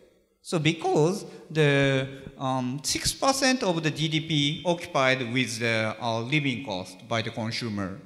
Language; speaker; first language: English; non-native, learner; Japanese